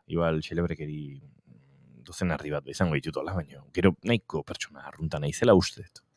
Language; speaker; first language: Basque; non-native, local second language; Spanish